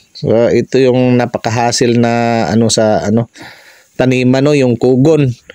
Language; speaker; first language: Filipino; non-native, local second language; Cebuano